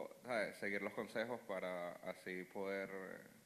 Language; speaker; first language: English; non-native, learner; Spanish